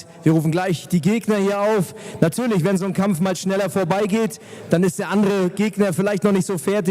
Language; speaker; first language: German; native; German